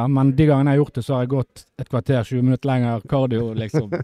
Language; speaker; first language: Norwegian; native; Norwegian